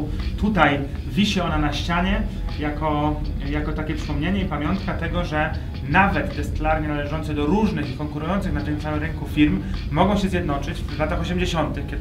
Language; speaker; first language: Polish; native; Polish